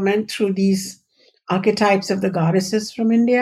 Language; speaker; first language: English; non-native, local second language; Hindi